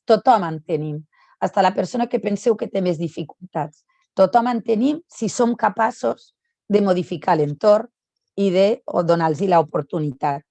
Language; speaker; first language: Catalan; native; Catalan